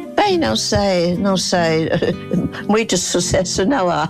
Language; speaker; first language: Portuguese; non-native, fluent; English